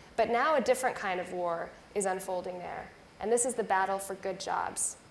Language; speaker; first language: English; native; English